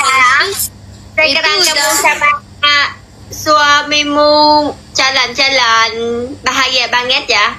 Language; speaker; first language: Indonesian; non-native, learner; Vietnamese